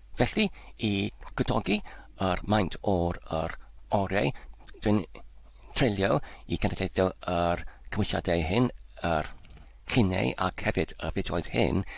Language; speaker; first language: Welsh; non-native, learner; Polish